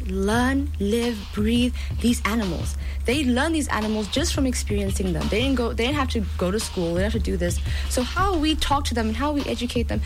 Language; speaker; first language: English; native; English